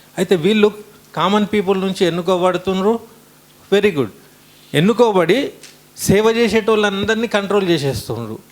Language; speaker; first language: Telugu; native; Telugu